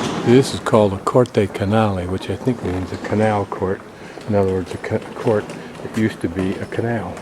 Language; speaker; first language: English; native; English